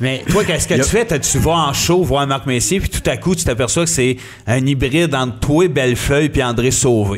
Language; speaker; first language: French; native; French